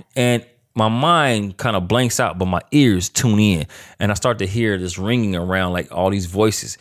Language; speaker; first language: English; native; English